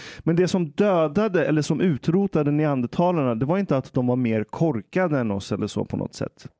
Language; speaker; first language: Swedish; early bilingual, other home language; Persian